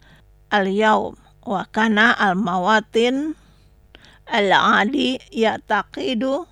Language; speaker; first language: Arabic; non-native, learner; Indonesian